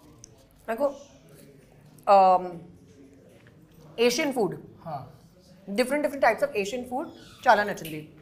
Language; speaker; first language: Telugu; non-native, learner; Hindi